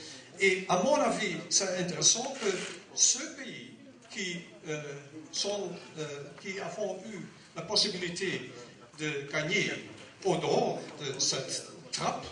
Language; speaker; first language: French; non-native, learner; Dutch